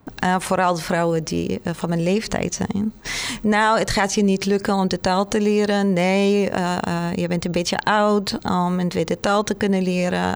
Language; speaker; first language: Dutch; non-native, fluent; Arabic